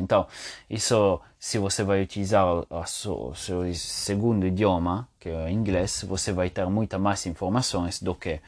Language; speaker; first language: Portuguese; non-native, fluent; Italian